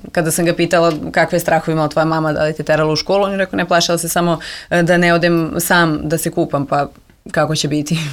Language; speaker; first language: Serbian; native; Serbian